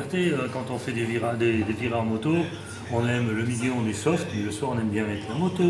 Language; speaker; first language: French; native; French